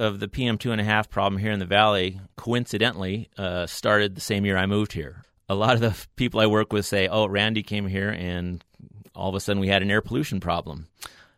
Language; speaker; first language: English; native; English